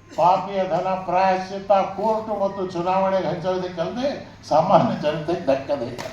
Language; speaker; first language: Kannada; non-native, local second language; Urdu